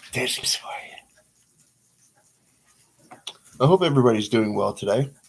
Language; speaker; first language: English; native; English